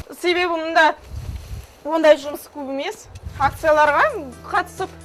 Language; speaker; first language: Kazakh; non-native, local second language; Russian